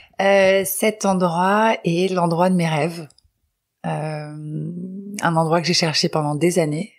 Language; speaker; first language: French; non-native, local second language; Arabic